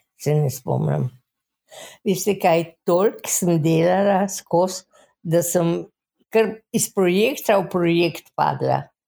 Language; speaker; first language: Slovenian; native; Slovenian